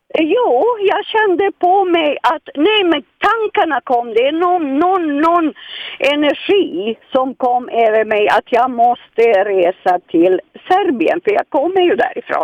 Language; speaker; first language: Swedish; non-native, fluent; Serbian